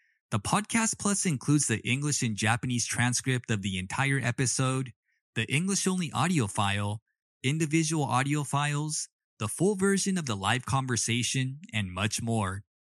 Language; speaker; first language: English; early bilingual, other home language; Japanese